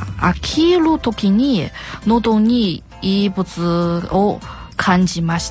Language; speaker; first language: Japanese; non-native, learner; Chinese